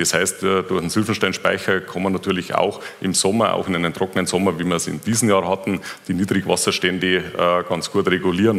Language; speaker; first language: German; native; German